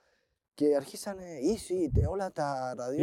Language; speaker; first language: Greek; non-native, fluent; Spanish